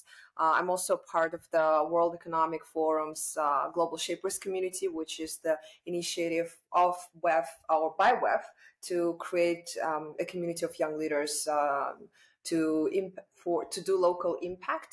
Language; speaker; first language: English; non-native, fluent; Chinese